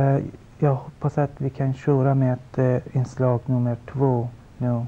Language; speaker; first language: Swedish; non-native, fluent; Persian